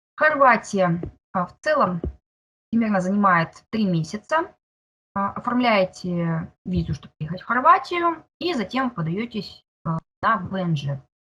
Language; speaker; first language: Russian; native; Russian